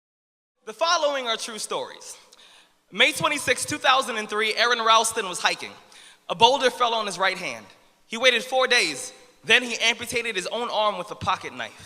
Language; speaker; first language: English; native; English